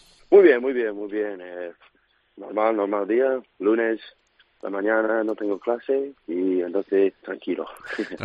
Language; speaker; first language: Spanish; non-native, learner; English